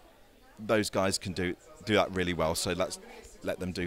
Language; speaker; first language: English; native; English